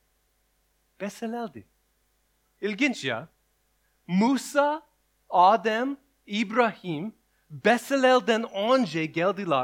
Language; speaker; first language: Turkish; non-native, learner; English